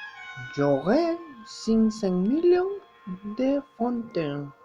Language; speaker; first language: French; non-native, learner; Spanish